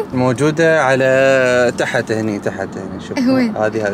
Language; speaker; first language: Arabic; native; Arabic